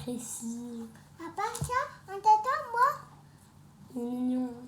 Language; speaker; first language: French; native; French